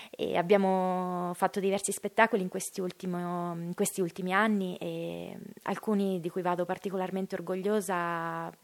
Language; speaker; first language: Italian; native; Italian